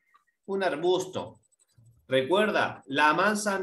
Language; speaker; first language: Spanish; native; Spanish